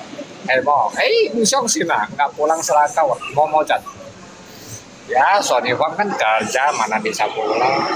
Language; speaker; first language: Indonesian; non-native, learner; Vietnamese